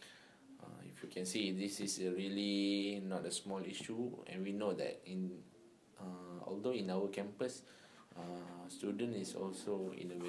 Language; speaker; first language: English; non-native, local second language; Malay